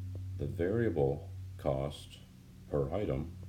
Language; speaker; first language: English; native; English